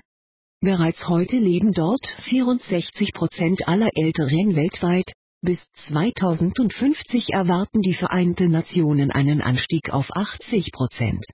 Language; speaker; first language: German; native; German